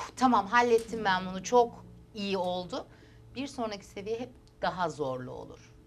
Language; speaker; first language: Turkish; early bilingual, heritage; Turkish